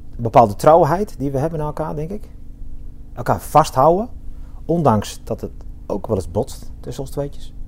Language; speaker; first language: Dutch; native; Dutch